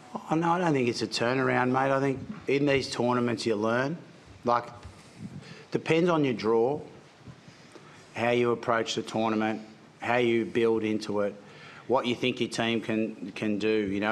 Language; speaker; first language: English; native; English